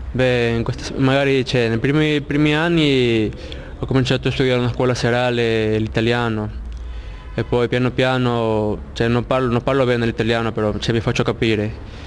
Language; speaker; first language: Italian; non-native, learner; Spanish